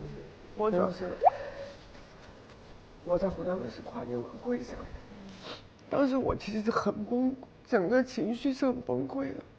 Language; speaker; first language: Chinese; native; Chinese